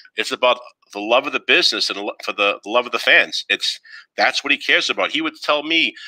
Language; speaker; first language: English; native; English